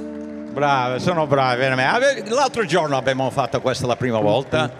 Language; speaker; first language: Italian; early bilingual, heritage; English